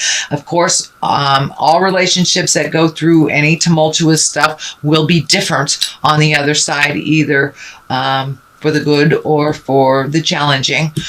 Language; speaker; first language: English; native; English